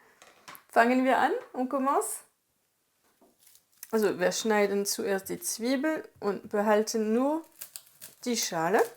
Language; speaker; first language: German; non-native, fluent; French